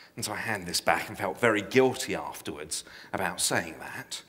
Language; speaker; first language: English; native; English